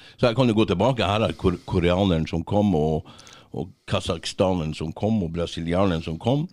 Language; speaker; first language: Norwegian; native; Norwegian